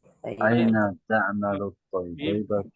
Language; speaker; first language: Arabic; non-native, learner; Indonesian